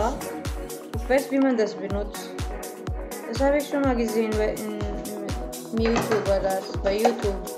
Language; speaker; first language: German; non-native, learner; Filipino